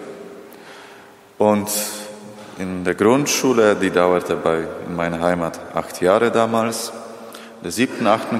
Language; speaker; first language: German; non-native, fluent; Polish